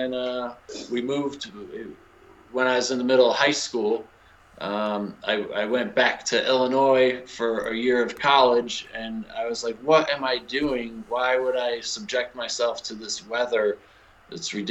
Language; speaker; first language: English; native; English